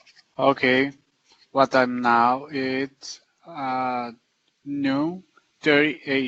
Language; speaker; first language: English; non-native, learner; Portuguese